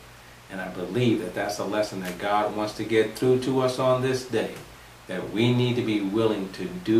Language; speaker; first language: English; native; English